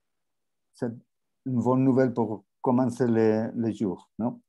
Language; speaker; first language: French; non-native, learner; Spanish